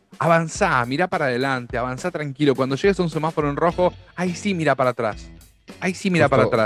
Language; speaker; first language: Spanish; native; Spanish